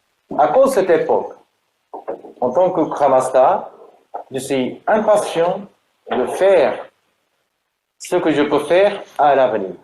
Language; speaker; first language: French; non-native, learner; Japanese